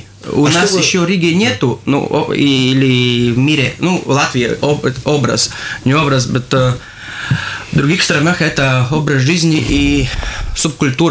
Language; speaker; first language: Russian; non-native, local second language; Latvian